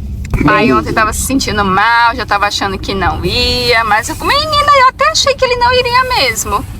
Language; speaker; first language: Portuguese; native; Portuguese